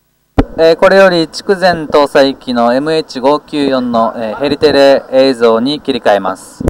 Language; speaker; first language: Japanese; native; Japanese